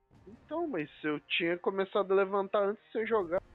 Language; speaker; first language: Portuguese; native; Portuguese